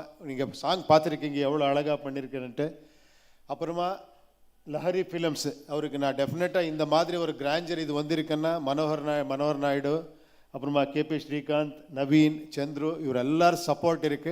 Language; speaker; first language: Tamil; non-native, learner; Kannada